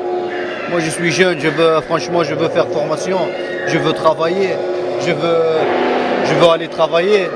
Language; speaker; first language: French; non-native, learner; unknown